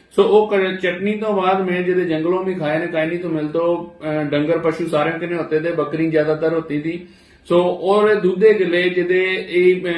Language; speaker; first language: Punjabi; non-native, local second language; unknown